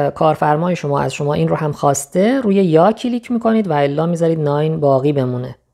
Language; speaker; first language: Persian; native; Persian